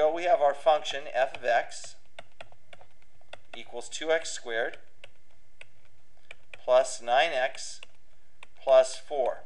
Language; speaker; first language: English; native; English